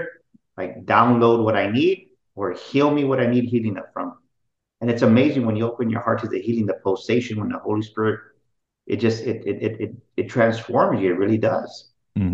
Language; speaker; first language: English; native; English